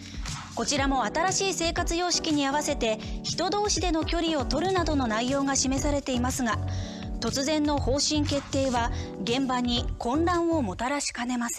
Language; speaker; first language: Japanese; native; Japanese